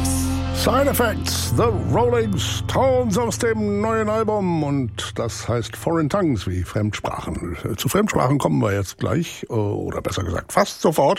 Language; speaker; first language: German; native; German